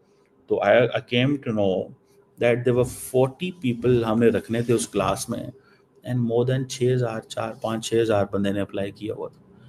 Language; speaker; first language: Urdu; non-native, local second language; Punjabi